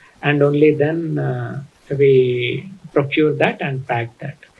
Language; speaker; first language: English; non-native, local second language; Telugu